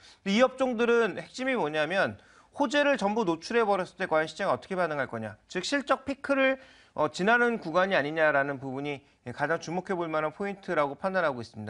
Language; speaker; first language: Korean; native; Korean